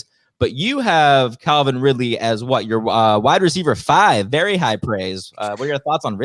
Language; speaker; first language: English; native; English